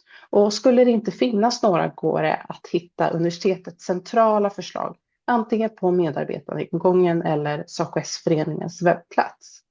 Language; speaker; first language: Swedish; native; Swedish